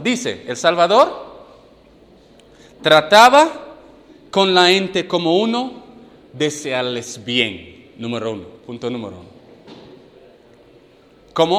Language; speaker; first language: Spanish; non-native, fluent; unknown